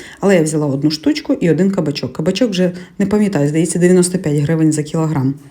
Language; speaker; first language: Ukrainian; native; Ukrainian